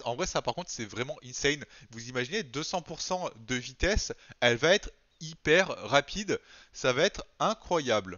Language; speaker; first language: French; native; French